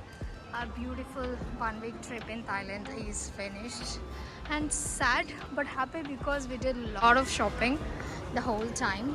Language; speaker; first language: English; non-native, local second language; Telugu